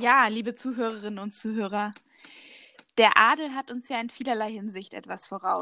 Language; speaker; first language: German; native; German